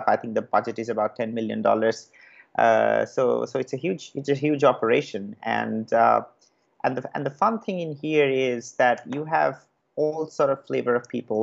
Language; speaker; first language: English; non-native, local second language; Bangla